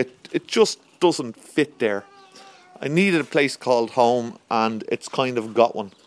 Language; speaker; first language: English; native; English